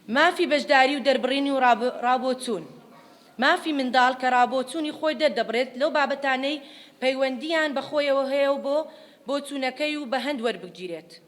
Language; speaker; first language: Central Kurdish; native; Central Kurdish